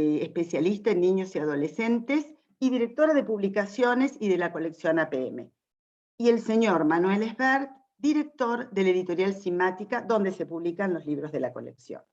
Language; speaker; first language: Spanish; native; Spanish